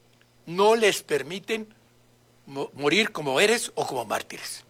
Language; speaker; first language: Spanish; native; Spanish